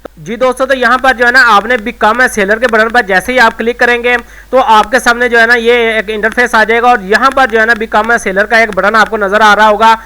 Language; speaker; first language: Urdu; non-native, local second language; Punjabi